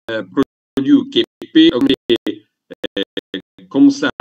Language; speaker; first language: French; non-native, learner; Italian